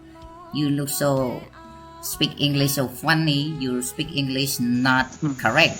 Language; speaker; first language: English; non-native, learner; Khmer